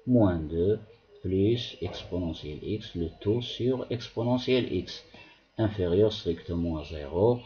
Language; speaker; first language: French; non-native, local second language; Arabic